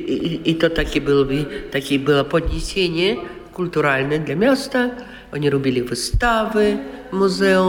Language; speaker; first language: Polish; non-native, local second language; Russian